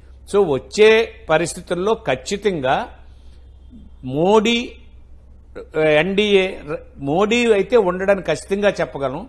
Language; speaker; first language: Telugu; native; Telugu